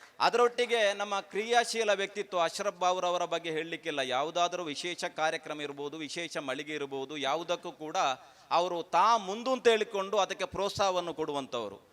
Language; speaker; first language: Kannada; native; Kannada